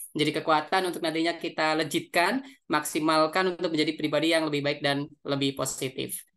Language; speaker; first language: Indonesian; native; Indonesian